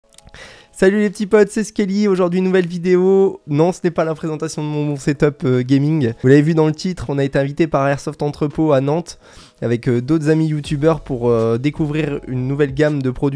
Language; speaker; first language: French; native; French